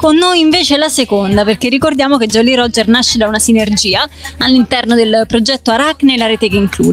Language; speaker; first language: Italian; native; Italian